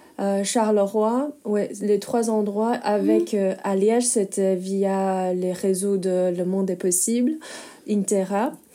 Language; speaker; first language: French; non-native, fluent; Chinese